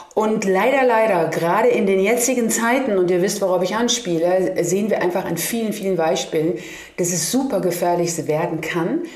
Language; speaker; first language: German; native; German